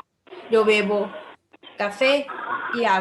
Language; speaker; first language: Spanish; non-native, learner; Portuguese